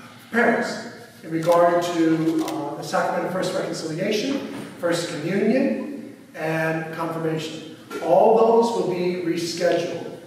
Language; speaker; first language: English; native; English